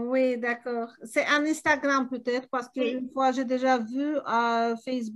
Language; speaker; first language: French; non-native, learner; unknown